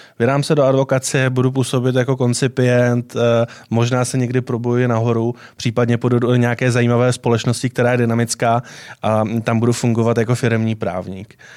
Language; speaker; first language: Czech; native; Czech